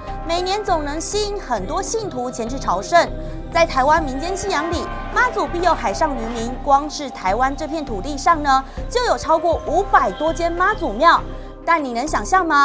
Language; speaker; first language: Chinese; native; Chinese